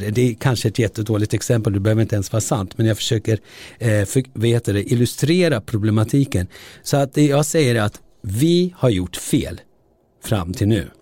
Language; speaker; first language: Swedish; early bilingual, other home language; Turoyo